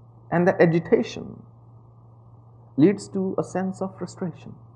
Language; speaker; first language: English; non-native, local second language; Punjabi